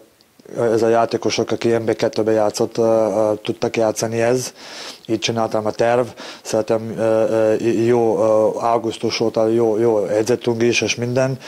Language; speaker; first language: Hungarian; non-native, learner; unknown